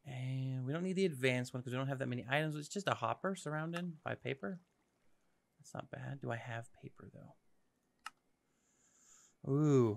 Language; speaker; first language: English; native; English